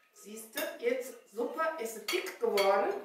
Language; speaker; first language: German; non-native, learner; Chinese